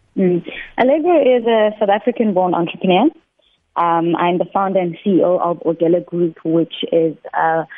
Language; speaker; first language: English; non-native, local second language; Northern Sotho